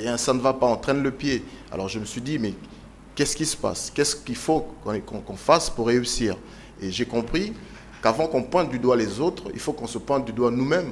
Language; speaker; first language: French; non-native, local second language; Lingala